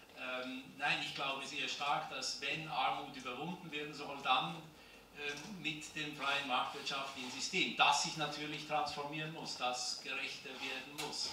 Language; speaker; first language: German; native; German